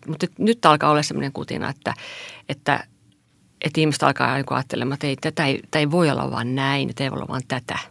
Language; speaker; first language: Finnish; non-native, local second language; Swedish